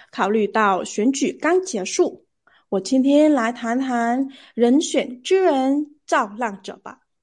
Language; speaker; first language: Chinese; non-native, learner; Vietnamese